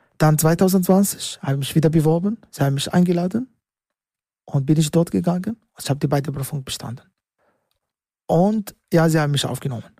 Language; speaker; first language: German; non-native, learner; Arabic